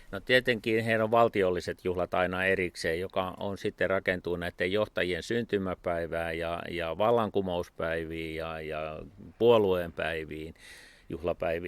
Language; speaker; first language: Finnish; native; Finnish